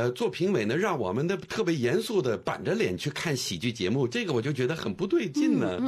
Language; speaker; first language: Chinese; non-native, fluent; English